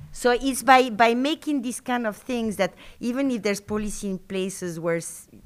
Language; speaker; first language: English; non-native, fluent; Spanish